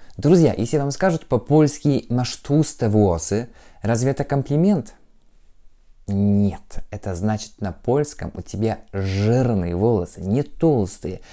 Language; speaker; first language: Russian; non-native, fluent; Polish